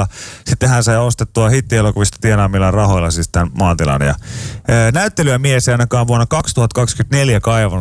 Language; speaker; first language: Finnish; native; Finnish